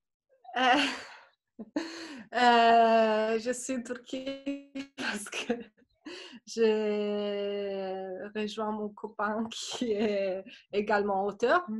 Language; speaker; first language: French; non-native, fluent; Italian